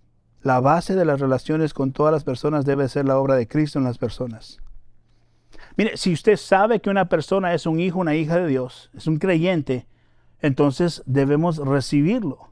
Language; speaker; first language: Spanish; native; Spanish